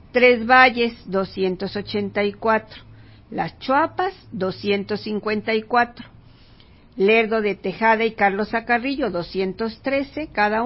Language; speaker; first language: Spanish; native; Spanish